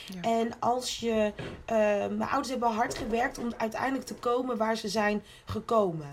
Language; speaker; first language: Dutch; early bilingual, other home language; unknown